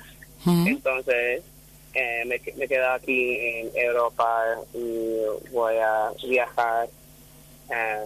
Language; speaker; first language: Spanish; non-native, fluent; English